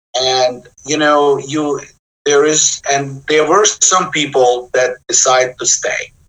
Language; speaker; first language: English; non-native, fluent; Bosnian